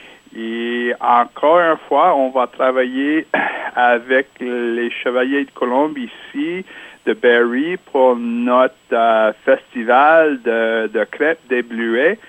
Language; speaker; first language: French; non-native, local second language; English